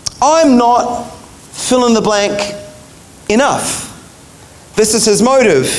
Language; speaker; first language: English; native; English